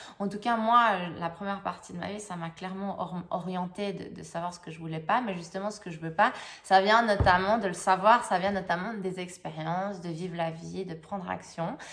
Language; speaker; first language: French; native; French